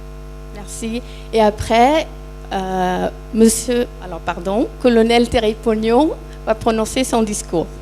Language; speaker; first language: French; non-native, fluent; Thai